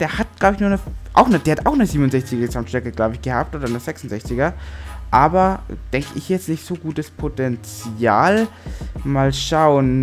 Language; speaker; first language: German; native; German